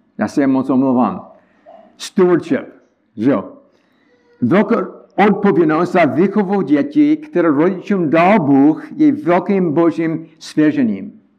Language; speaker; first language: Czech; non-native, learner; English